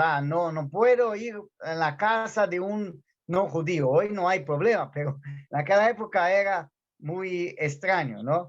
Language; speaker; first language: Spanish; non-native, fluent; Portuguese